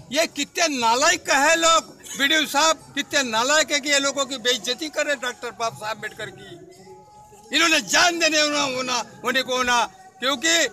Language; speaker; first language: Hindi; non-native, local second language; Gujarati